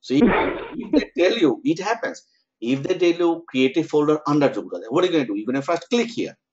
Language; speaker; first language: English; non-native, local second language; Bangla